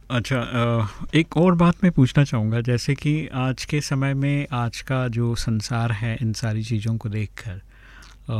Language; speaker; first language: Hindi; native; Hindi